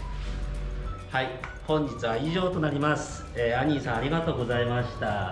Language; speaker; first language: Japanese; native; Japanese